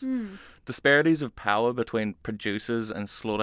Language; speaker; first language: English; native; English